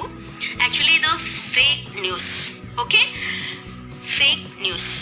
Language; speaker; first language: Telugu; non-native, learner; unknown